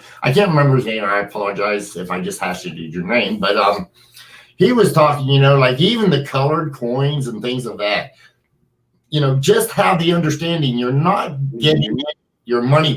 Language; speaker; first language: English; native; English